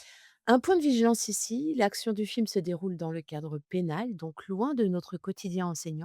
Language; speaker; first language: French; native; French